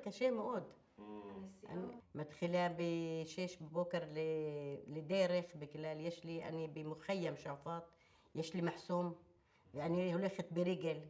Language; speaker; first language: Hebrew; non-native, local second language; Arabic